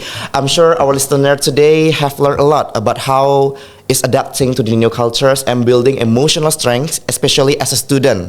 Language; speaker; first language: English; non-native, fluent; Indonesian